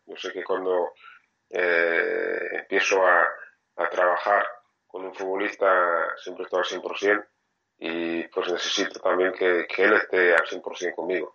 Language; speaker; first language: Spanish; non-native, fluent; French